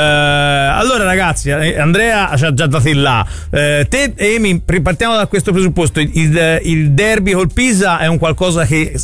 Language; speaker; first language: Italian; native; Italian